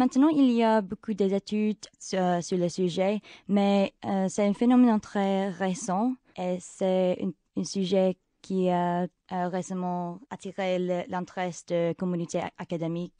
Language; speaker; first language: French; non-native, local second language; English